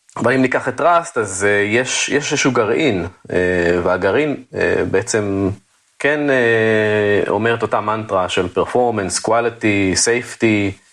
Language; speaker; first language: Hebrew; native; Hebrew